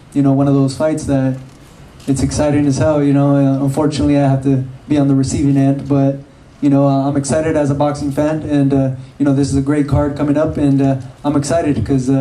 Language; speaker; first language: English; early bilingual, other home language; Spanish